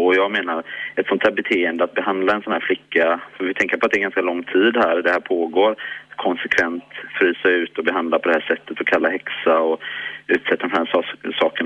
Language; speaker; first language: Swedish; native; Swedish